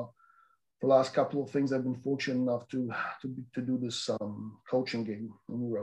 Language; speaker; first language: English; non-native, fluent; Polish